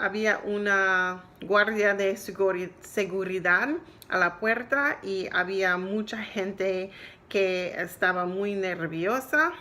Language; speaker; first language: Spanish; non-native, learner; English